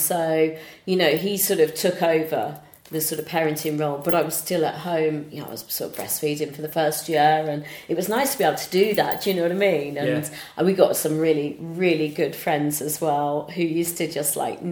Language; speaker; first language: English; native; English